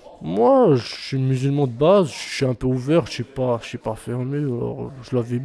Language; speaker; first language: French; early bilingual, other home language; Bosnian